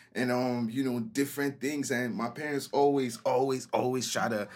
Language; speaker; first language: English; non-native, local second language; Igbo